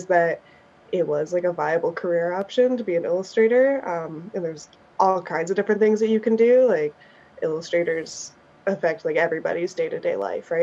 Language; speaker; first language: English; native; English